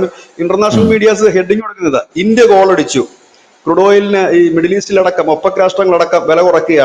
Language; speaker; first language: Malayalam; native; Malayalam